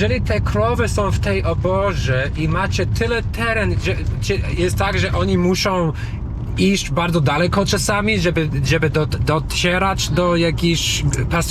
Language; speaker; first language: Polish; non-native, learner; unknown